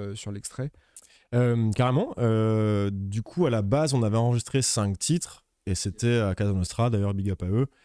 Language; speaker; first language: French; native; French